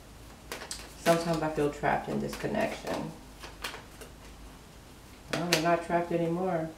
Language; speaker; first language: English; native; English